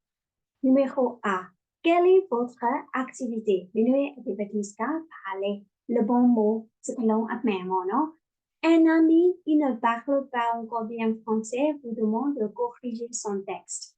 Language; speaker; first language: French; non-native, fluent; Burmese